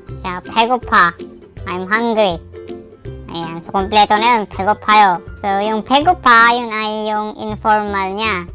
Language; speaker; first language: Filipino; non-native, local second language; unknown